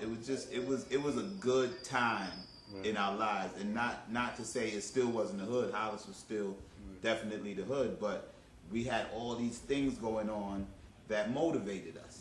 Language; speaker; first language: English; native; English